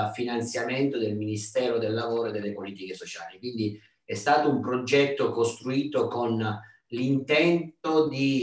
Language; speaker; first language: Italian; native; Italian